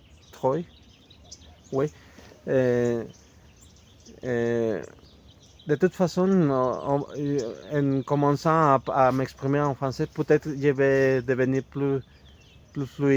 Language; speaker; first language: French; non-native, fluent; Spanish